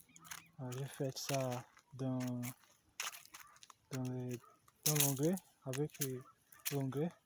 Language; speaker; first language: French; non-native, learner; Portuguese